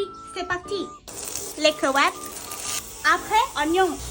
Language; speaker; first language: French; non-native, learner; Thai